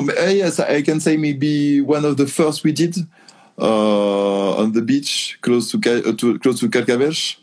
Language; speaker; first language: English; non-native, learner; French